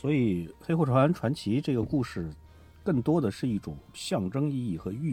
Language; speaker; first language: Chinese; native; Chinese